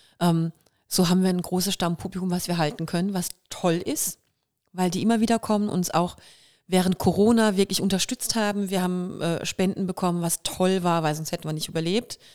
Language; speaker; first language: German; native; German